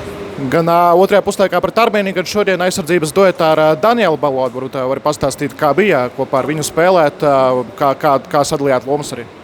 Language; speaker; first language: Latvian; native; Latvian